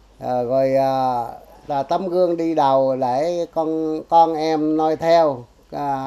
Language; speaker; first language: Vietnamese; non-native, local second language; Eastern Cham